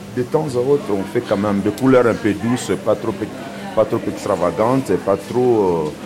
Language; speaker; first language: French; non-native, local second language; Lingala